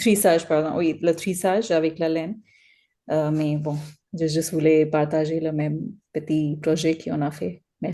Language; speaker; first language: French; non-native, learner; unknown